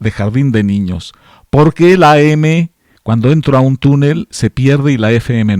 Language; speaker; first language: Spanish; native; Spanish